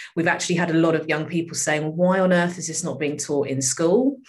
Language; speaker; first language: English; native; English